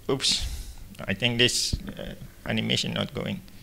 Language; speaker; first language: English; non-native, fluent; Dutch